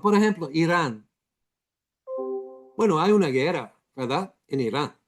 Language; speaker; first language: Spanish; non-native, fluent; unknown